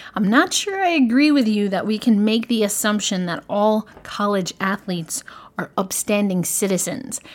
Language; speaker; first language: English; native; English